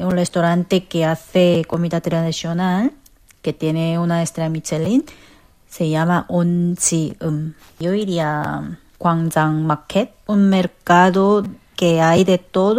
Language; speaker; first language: Spanish; non-native, fluent; Korean